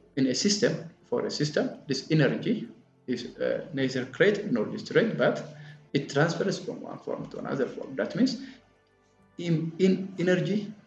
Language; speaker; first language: English; non-native, local second language; Amharic